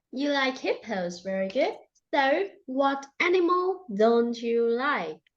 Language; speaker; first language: English; non-native, fluent; Vietnamese